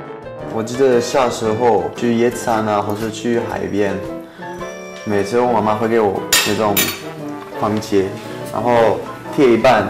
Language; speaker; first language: Chinese; non-native, fluent; French